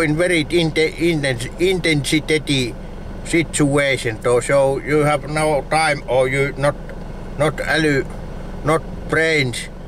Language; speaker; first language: English; non-native, learner; Finnish